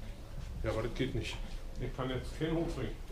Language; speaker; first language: German; native; German